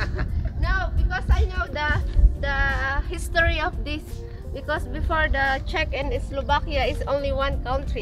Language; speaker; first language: English; non-native, local second language; Filipino